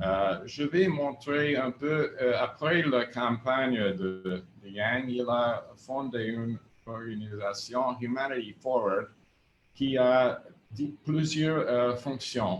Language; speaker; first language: French; non-native, fluent; English